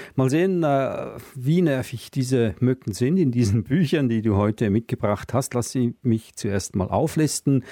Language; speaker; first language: German; native; German